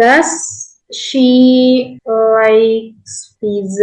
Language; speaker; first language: English; non-native, learner; Indonesian